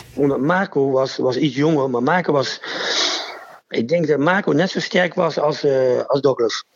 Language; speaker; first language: Dutch; non-native, learner; Portuguese